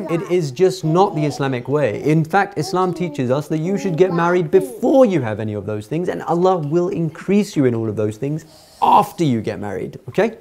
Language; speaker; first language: English; native; English